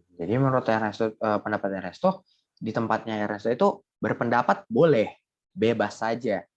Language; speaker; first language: Indonesian; native; Indonesian